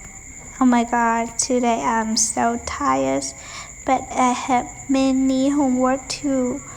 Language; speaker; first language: English; non-native, learner; Vietnamese